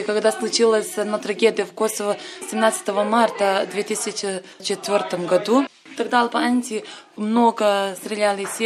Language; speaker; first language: Russian; non-native, learner; Serbian